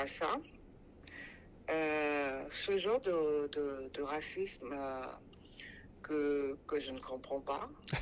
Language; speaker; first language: French; non-native, local second language; Sango